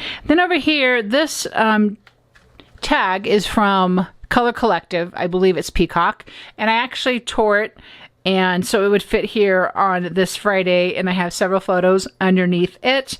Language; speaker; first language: English; native; English